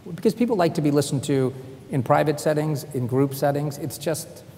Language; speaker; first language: English; native; English